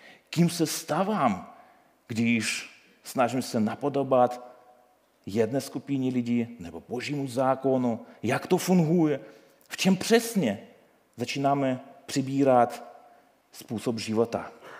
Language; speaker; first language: Czech; non-native, fluent; Ukrainian